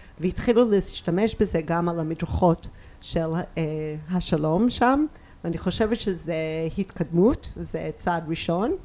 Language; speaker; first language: Hebrew; non-native, fluent; English